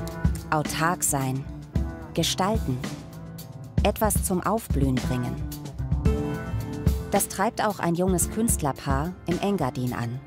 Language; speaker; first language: German; native; German